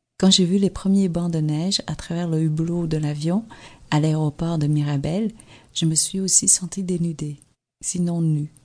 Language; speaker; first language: French; early bilingual, other home language; Vietnamese